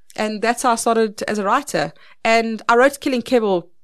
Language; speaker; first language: English; native; English